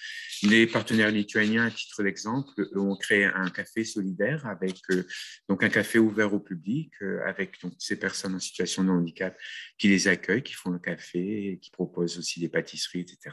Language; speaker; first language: French; native; French